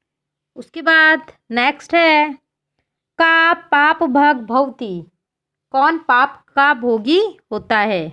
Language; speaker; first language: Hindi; native; Hindi